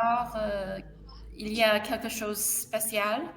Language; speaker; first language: French; non-native, learner; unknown